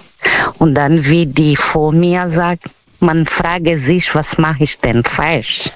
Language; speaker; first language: German; non-native, learner; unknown